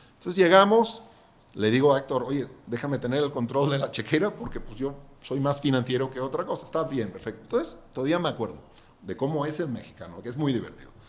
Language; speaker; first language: Spanish; non-native, local second language; Catalan